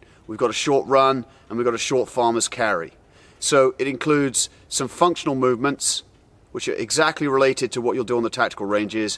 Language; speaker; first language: English; native; English